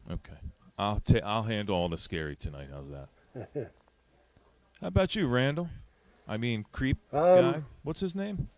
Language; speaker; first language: English; native; English